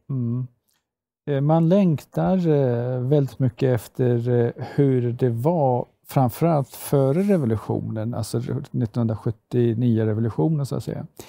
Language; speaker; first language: Swedish; non-native, fluent; Persian